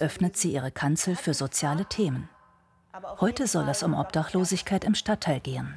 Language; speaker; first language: German; native; German